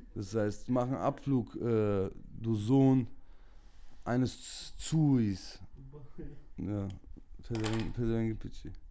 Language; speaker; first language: German; early bilingual, other home language; Turkish